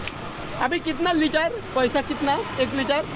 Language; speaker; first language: Hindi; non-native, learner; Bangla